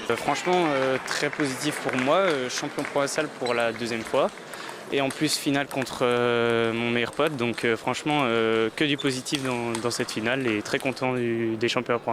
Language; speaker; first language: French; native; French